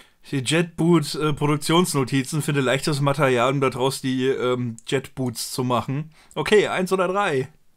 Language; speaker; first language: German; native; German